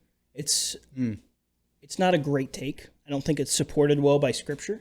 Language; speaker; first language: English; native; English